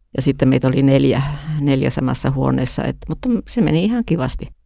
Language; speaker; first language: Finnish; native; Finnish